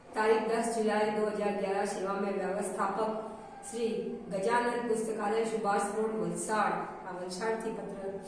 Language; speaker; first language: Hindi; non-native, local second language; Gujarati